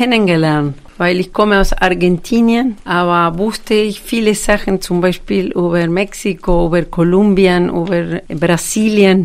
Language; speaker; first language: German; non-native, fluent; Spanish